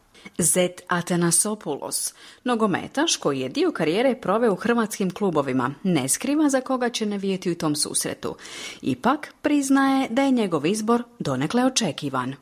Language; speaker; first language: Croatian; native; Croatian